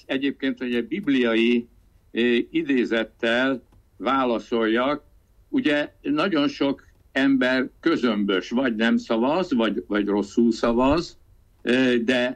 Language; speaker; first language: Hungarian; native; Hungarian